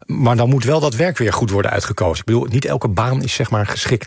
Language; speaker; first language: Dutch; native; Dutch